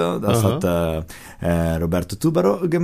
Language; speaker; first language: German; non-native, local second language; Italian